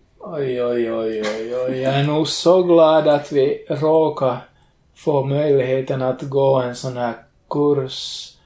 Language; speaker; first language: Swedish; native; Swedish